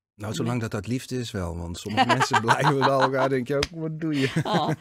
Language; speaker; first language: Dutch; native; Dutch